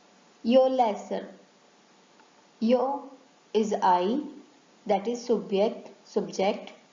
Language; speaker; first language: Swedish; non-native, learner; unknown